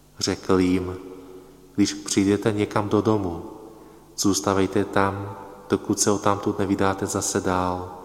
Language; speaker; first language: Czech; non-native, fluent; Polish